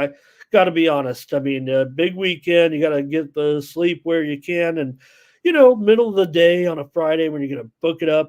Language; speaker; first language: English; native; English